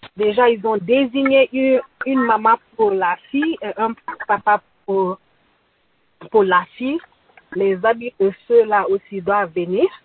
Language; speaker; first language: French; non-native, local second language; Bambara